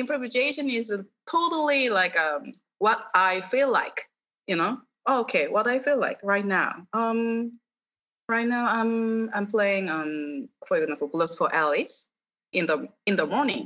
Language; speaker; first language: English; non-native, fluent; Korean